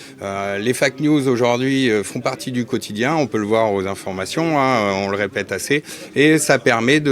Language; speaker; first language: French; native; French